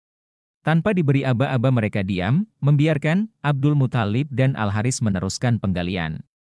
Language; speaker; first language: Indonesian; native; Indonesian